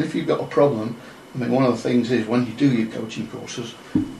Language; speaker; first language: English; native; English